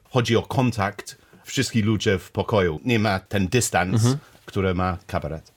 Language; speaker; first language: Polish; non-native, learner; English